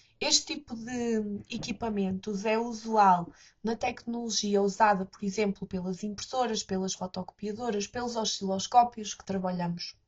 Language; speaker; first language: Portuguese; native; Portuguese